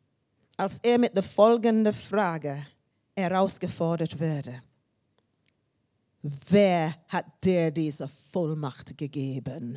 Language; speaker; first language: German; non-native, learner; English